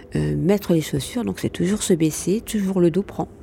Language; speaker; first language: French; non-native, local second language; Arabic